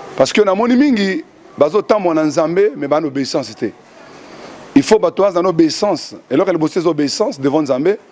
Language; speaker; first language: Lingala; native; Lingala